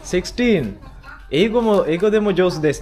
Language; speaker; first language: Japanese; non-native, learner; Sinhala